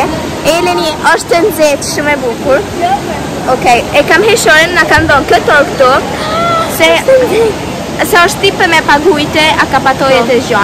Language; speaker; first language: Albanian; early bilingual, heritage; Albanian